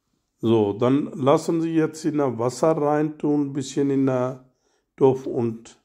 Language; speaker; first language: German; non-native, learner; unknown